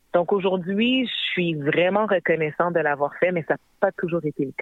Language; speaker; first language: French; native; French